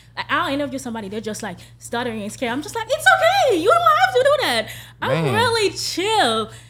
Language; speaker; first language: English; early bilingual, other home language; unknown